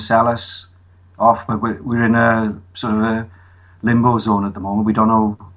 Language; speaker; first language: English; native; English